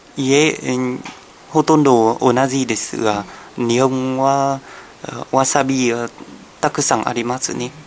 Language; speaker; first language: Japanese; non-native, learner; Vietnamese